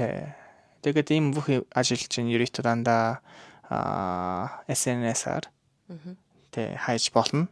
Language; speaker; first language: Mongolian; non-native, learner; Japanese